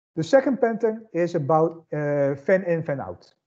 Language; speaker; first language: English; non-native, fluent; Dutch